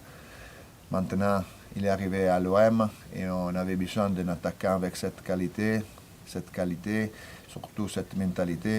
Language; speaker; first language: French; non-native, fluent; Italian